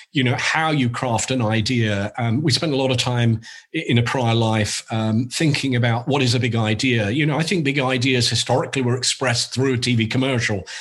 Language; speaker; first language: English; native; English